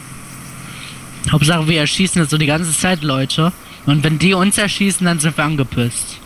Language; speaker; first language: German; native; German